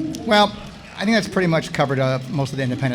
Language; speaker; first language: English; native; English